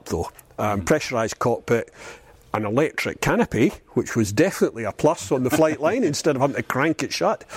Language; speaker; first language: English; native; English